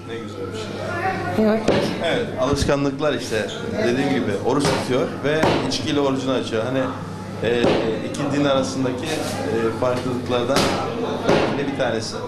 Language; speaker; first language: Turkish; native; Turkish